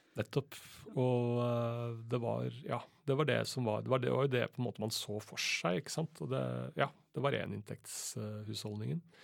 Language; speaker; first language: Norwegian; native; Norwegian